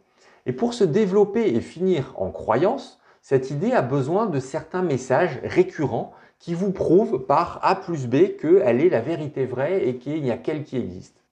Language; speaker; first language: French; native; French